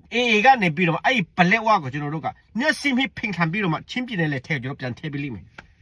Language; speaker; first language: Burmese; non-native, local second language; Hakha Chin